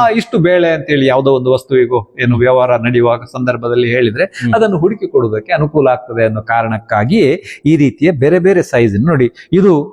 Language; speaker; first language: Kannada; non-native, local second language; Tulu